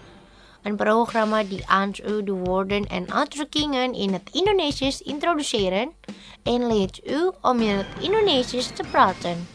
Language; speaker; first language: Dutch; non-native, fluent; Indonesian